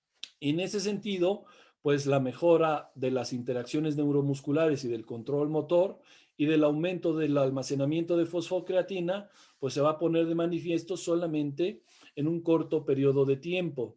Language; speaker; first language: Spanish; native; Spanish